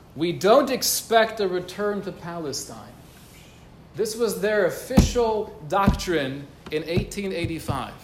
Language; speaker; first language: English; native; English